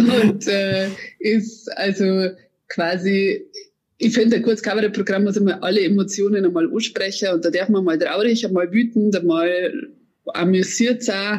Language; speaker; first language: German; native; German